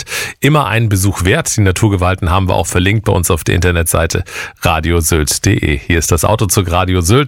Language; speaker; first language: German; native; German